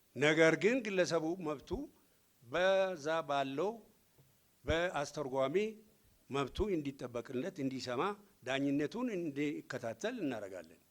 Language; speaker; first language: Amharic; non-native, local second language; Oromo